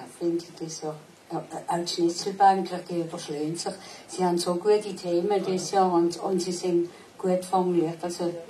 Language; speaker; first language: German; non-native, local second language; Swiss German